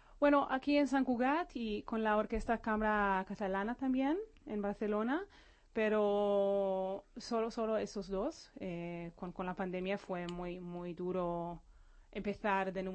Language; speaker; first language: Spanish; non-native, fluent; Hebrew